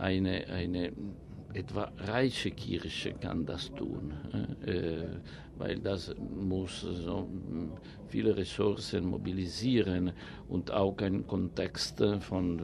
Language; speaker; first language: German; non-native, fluent; Italian